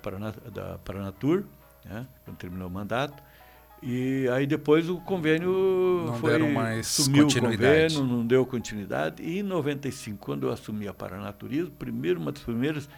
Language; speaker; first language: Portuguese; native; Portuguese